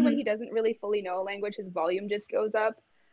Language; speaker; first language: English; early bilingual, other home language; Kannada